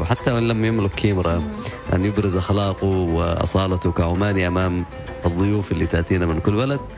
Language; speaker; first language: Arabic; non-native, local second language; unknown